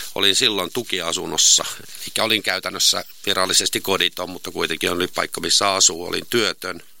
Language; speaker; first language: Finnish; non-native, local second language; Swedish